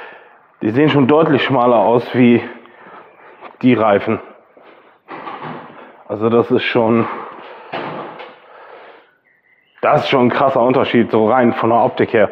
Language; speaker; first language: German; native; German